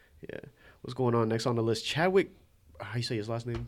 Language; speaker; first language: English; early bilingual, other home language; Korean